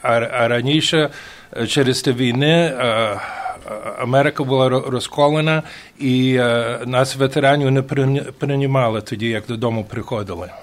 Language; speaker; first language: Ukrainian; early bilingual, heritage; Ukrainian